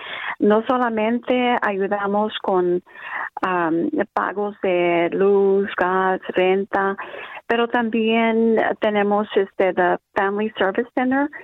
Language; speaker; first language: Spanish; early bilingual, other home language; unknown